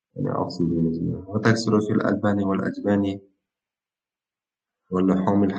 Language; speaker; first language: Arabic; non-native, fluent; Uzbek